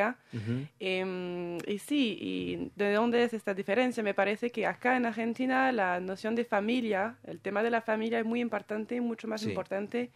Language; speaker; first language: Spanish; non-native, fluent; French